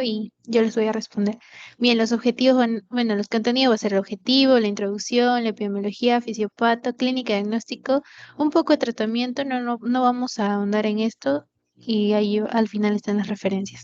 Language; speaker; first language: Spanish; native; Spanish